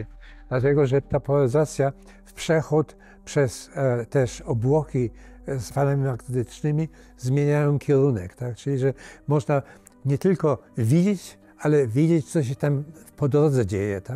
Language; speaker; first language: Polish; early bilingual, heritage; Polish